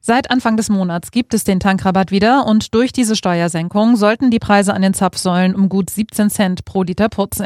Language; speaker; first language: German; native; German